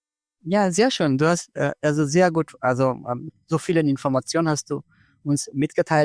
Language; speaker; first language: German; non-native, fluent; Bangla